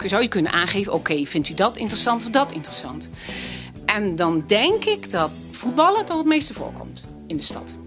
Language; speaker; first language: Dutch; native; Dutch